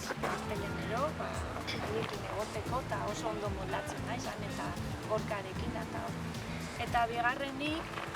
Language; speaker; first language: Basque; non-native, fluent; Spanish